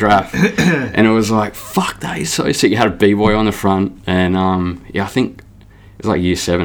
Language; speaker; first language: English; native; English